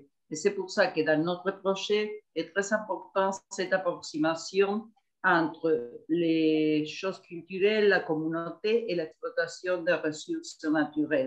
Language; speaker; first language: French; non-native, fluent; Spanish